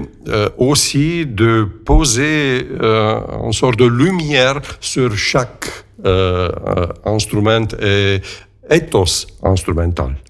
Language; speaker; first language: French; non-native, fluent; Romanian